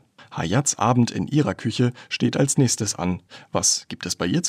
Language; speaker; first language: German; native; German